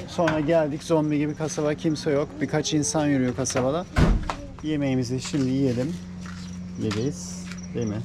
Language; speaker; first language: Turkish; native; Turkish